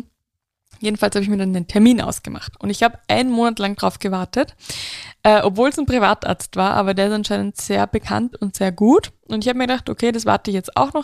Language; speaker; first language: German; native; German